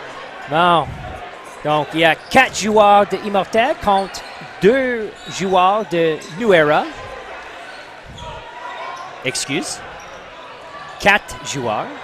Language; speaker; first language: French; non-native, local second language; English